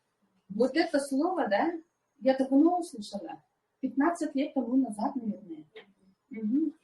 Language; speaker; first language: Russian; non-native, local second language; Yakut